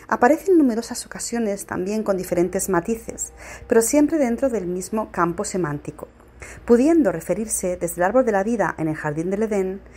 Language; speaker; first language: Spanish; non-native, local second language; Catalan